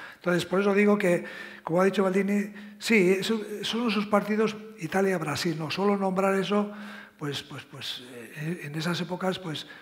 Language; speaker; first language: Spanish; native; Spanish